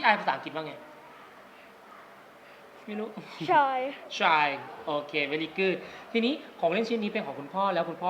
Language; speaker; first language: Thai; native; Thai